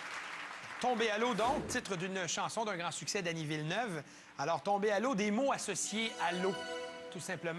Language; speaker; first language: French; native; French